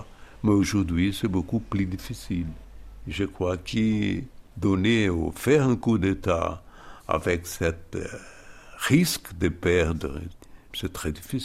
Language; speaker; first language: French; non-native, fluent; Portuguese